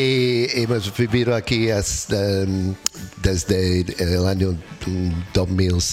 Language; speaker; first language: Spanish; non-native, learner; English